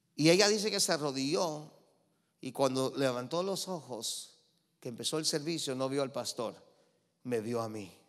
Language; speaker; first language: Spanish; early bilingual, heritage; Spanish